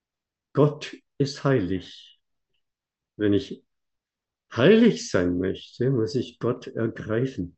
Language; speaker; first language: German; non-native, fluent; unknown